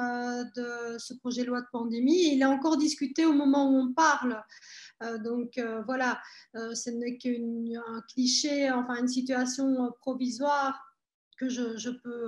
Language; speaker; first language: French; native; French